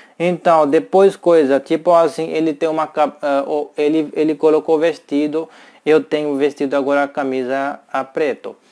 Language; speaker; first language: Portuguese; non-native, learner; Hindi